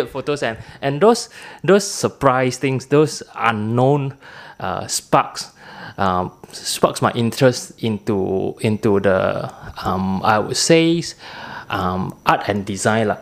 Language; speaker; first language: English; non-native, local second language; Min Nan Chinese